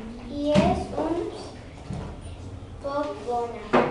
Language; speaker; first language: Catalan; non-native, local second language; Spanish